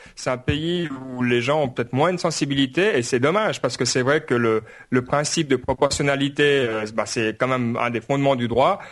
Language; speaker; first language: French; native; French